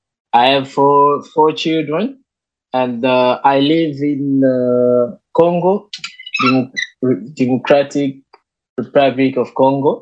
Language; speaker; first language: English; non-native, learner; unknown